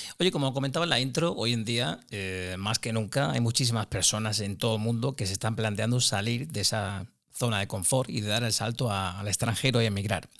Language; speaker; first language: Spanish; native; Spanish